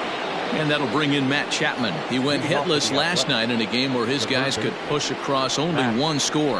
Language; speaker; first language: English; native; English